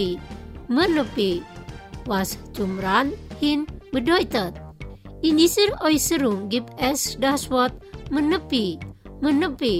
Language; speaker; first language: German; non-native, fluent; Indonesian